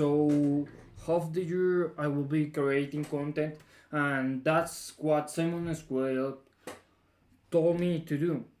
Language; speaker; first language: English; non-native, fluent; Spanish